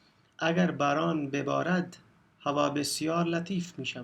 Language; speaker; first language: Persian; non-native, fluent; Urdu